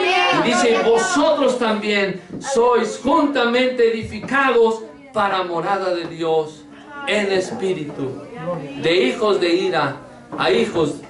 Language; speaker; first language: Spanish; native; Spanish